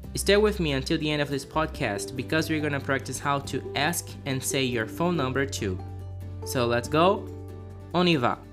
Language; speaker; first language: English; non-native, fluent; Portuguese